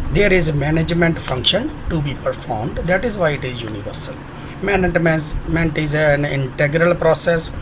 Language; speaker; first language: English; non-native, local second language; Punjabi